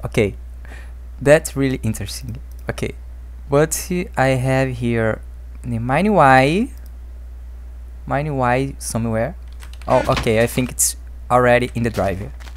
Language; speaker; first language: English; non-native, fluent; Portuguese